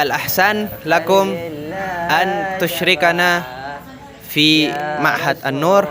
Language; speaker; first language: Arabic; non-native, learner; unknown